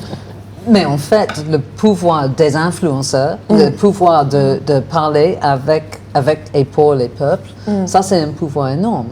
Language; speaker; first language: French; non-native, fluent; English